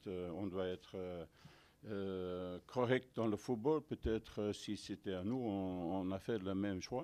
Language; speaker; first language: French; non-native, fluent; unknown